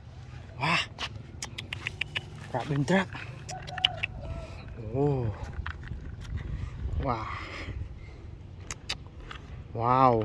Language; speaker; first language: English; non-native, learner; Indonesian